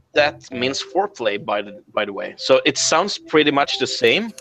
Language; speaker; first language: English; non-native, fluent; Norwegian